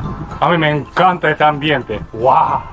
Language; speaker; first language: Spanish; non-native, learner; Japanese